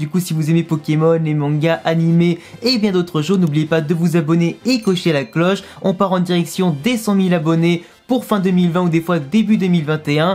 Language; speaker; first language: French; native; French